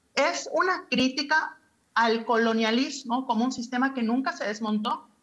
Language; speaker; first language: Spanish; native; Spanish